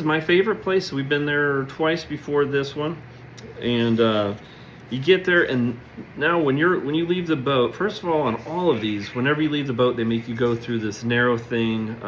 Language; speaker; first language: English; native; English